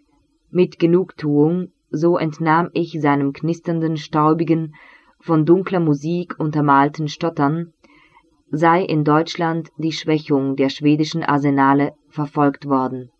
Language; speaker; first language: German; native; German